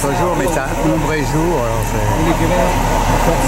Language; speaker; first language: French; native; French